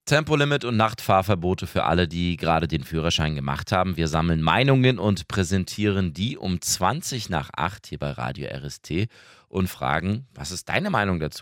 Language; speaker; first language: German; native; German